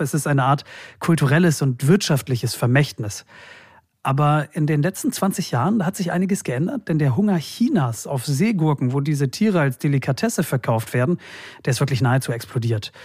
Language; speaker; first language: German; native; German